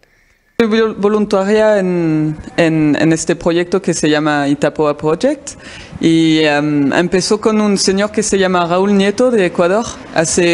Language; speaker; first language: Spanish; non-native, fluent; French